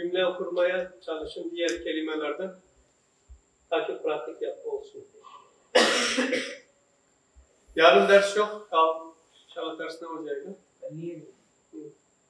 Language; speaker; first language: Turkish; non-native, fluent; Urdu